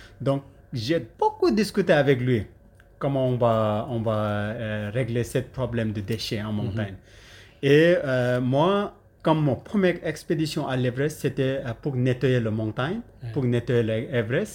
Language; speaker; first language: French; non-native, learner; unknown